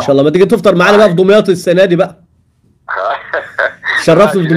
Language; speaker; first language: Arabic; native; Arabic